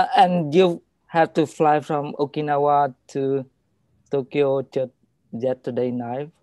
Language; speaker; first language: English; non-native, fluent; Vietnamese